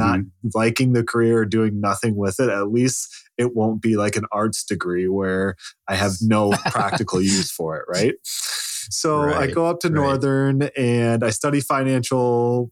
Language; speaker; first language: English; native; English